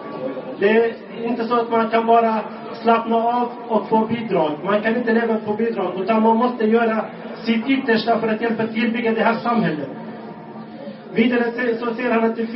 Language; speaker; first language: Swedish; non-native, local second language; Arabic